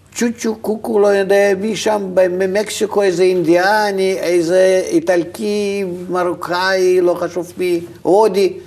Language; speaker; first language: Hebrew; non-native, fluent; Russian